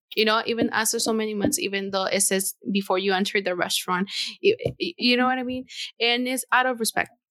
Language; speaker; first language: English; non-native, fluent; Spanish